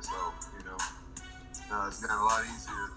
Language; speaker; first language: English; native; English